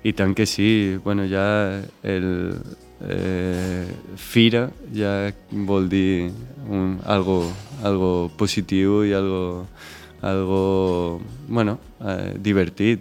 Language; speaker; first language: Catalan; non-native, local second language; Spanish